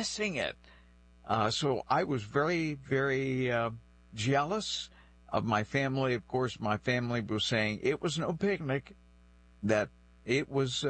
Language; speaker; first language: English; non-native, local second language; French